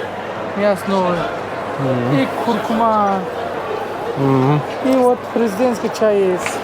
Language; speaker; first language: Russian; non-native, local second language; Uzbek